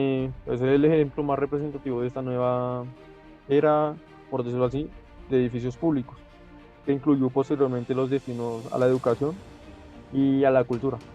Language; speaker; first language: Spanish; native; Spanish